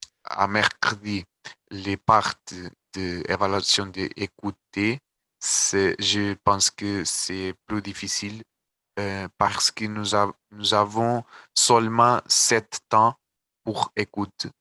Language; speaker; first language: French; non-native, learner; Portuguese